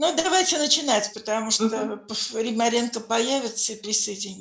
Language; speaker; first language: Russian; native; Russian